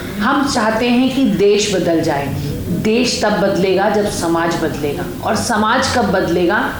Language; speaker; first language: Hindi; native; Hindi